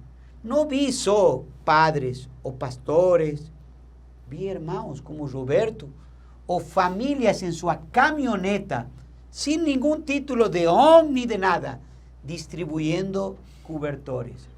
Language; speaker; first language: Portuguese; non-native, learner; Spanish